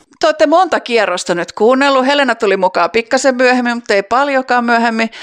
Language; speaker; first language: Finnish; native; Finnish